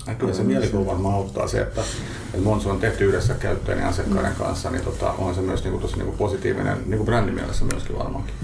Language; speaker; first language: Finnish; native; Finnish